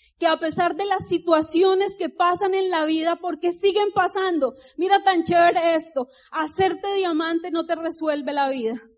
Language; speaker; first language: Spanish; native; Spanish